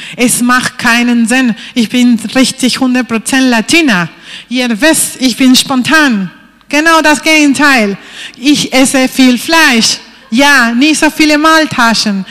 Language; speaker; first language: German; non-native, fluent; Spanish